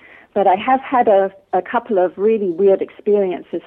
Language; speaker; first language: English; native; English